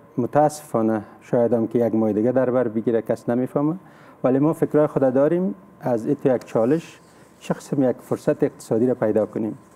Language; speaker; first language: Persian; native; Persian